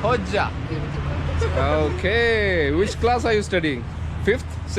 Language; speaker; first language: English; non-native, local second language; Malayalam